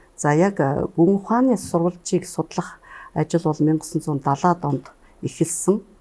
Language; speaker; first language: Mongolian; native; Mongolian